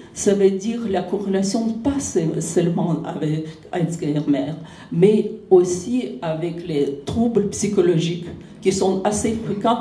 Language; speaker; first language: French; non-native, fluent; Russian